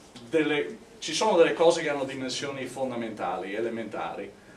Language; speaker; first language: Italian; non-native, fluent; English